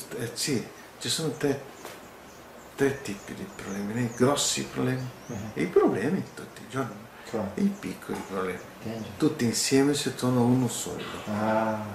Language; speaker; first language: Italian; non-native, learner; Portuguese